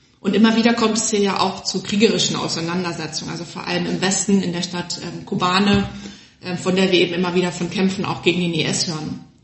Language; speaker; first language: German; native; German